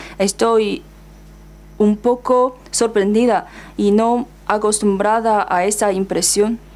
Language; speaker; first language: Spanish; non-native, fluent; Chinese